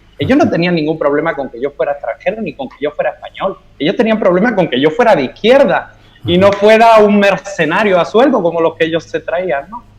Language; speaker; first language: Spanish; native; Spanish